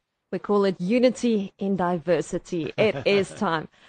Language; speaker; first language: English; non-native, local second language; Afrikaans